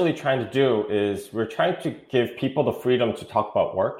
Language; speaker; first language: English; non-native, fluent; Korean